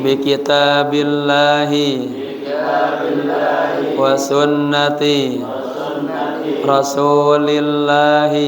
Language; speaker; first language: Arabic; non-native, fluent; Indonesian